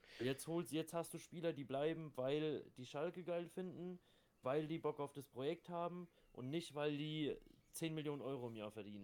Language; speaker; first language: German; native; German